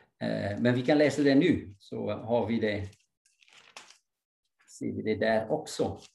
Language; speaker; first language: Swedish; non-native, fluent; English